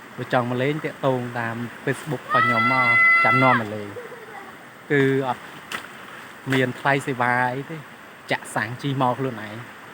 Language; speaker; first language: Khmer; native; Khmer